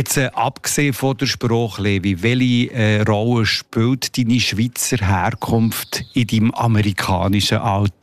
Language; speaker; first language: German; native; German